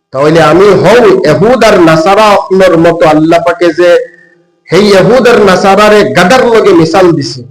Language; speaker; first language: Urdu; non-native, local second language; Bangla